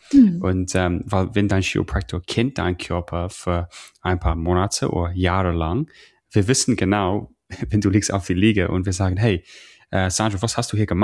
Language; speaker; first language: German; non-native, learner; English